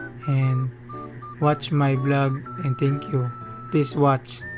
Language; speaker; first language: English; non-native, learner; Cebuano